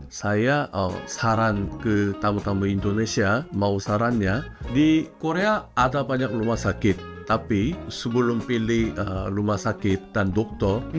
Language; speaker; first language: Indonesian; non-native, fluent; Korean